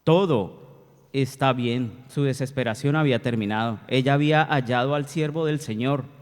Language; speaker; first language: Spanish; native; Spanish